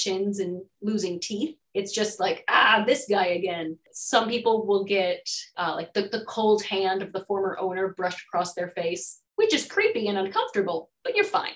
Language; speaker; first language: English; native; English